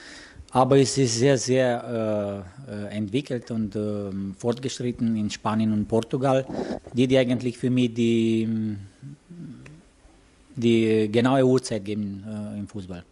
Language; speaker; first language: German; non-native, fluent; Romanian